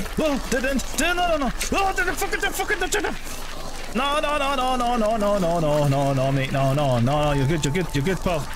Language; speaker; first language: English; native; English